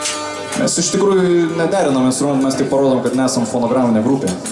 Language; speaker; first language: Lithuanian; native; Lithuanian